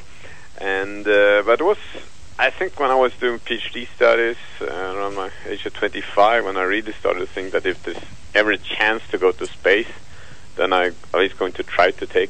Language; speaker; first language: English; non-native, fluent; Swedish